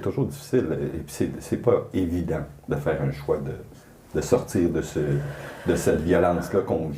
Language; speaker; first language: French; native; French